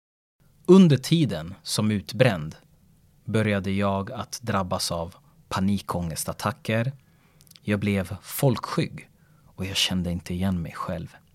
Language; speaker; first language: Swedish; early bilingual, other home language; Lingala